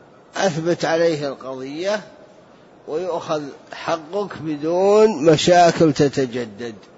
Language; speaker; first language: Arabic; native; Arabic